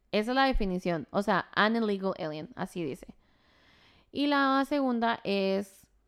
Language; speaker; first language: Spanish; native; Spanish